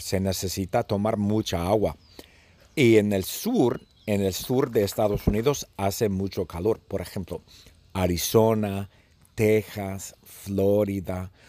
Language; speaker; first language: Spanish; early bilingual, heritage; Spanish